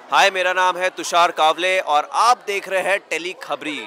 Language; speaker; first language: Hindi; non-native, local second language; Marathi